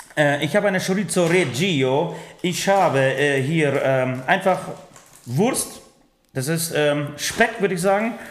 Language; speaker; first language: German; early bilingual, other home language; Polish